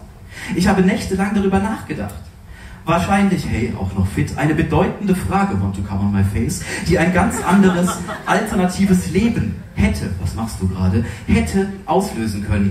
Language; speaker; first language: German; native; German